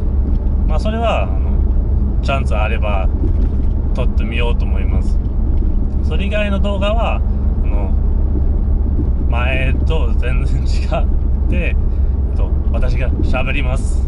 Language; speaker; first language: Japanese; non-native, fluent; English